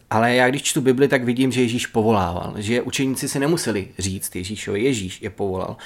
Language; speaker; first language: Czech; native; Czech